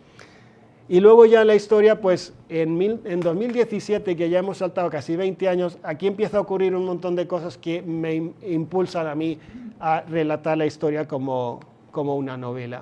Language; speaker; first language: Spanish; non-native, fluent; Swedish